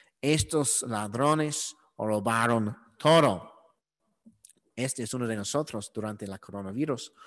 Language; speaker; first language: Spanish; non-native, learner; English